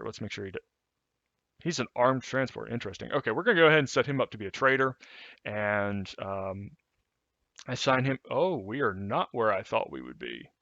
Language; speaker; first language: English; native; English